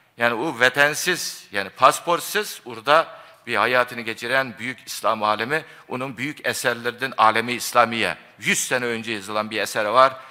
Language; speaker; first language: Turkish; non-native, fluent; Japanese